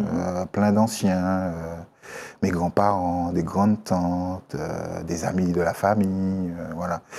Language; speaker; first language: French; native; French